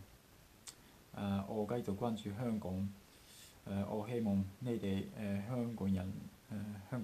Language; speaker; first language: Cantonese; non-native, learner; Japanese